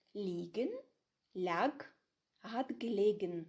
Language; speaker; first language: German; non-native, fluent; Ukrainian